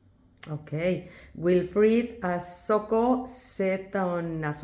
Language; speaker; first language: French; non-native, learner; Spanish